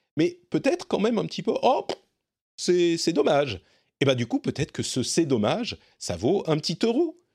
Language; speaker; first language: French; native; French